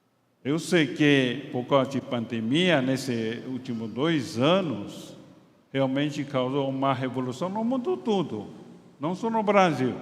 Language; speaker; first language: Portuguese; non-native, fluent; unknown